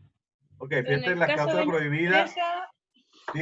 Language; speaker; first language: Spanish; native; Spanish